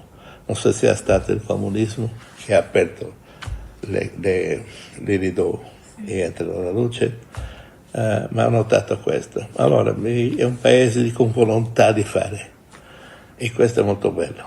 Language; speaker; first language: Italian; non-native, fluent; Portuguese